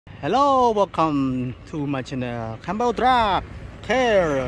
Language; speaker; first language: English; non-native, learner; Indonesian